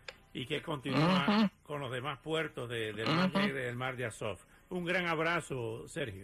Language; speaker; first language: Spanish; native; Spanish